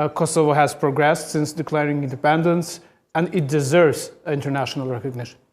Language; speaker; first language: English; non-native, fluent; Albanian